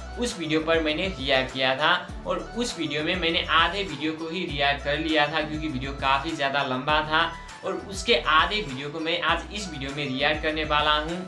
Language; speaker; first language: Hindi; non-native, fluent; Nepali